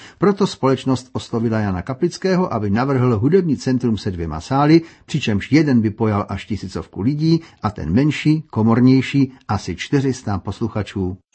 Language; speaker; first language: Czech; native; Czech